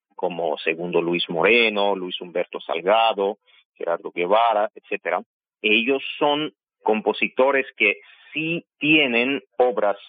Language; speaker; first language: Spanish; non-native, fluent; Armenian